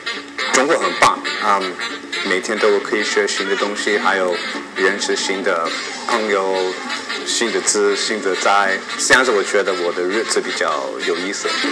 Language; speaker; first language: Chinese; non-native, learner; English